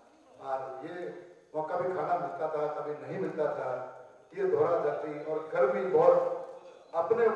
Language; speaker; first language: Hindi; native; Hindi